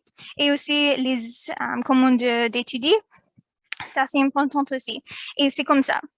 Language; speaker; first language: French; non-native, learner; English